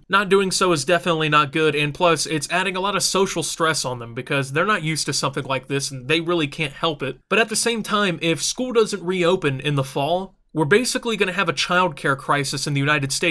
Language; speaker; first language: English; native; English